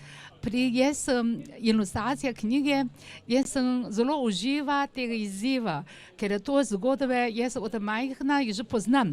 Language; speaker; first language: Slovenian; non-native, learner; Chinese